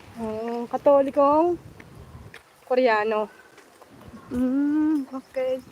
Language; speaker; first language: Filipino; native; Filipino